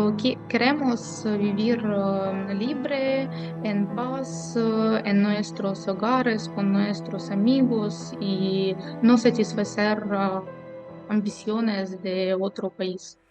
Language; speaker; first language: Spanish; non-native, fluent; Ukrainian